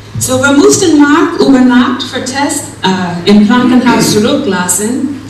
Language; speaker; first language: German; non-native, fluent; English